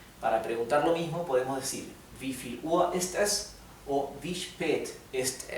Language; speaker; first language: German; non-native, fluent; Spanish